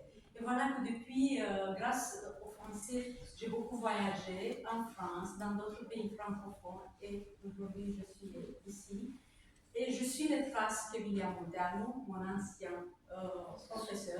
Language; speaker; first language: French; non-native, fluent; Romanian